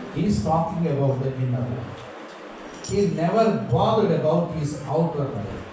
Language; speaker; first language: English; non-native, local second language; Telugu